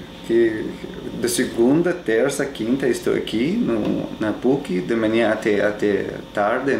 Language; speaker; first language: Portuguese; non-native, fluent; Arabic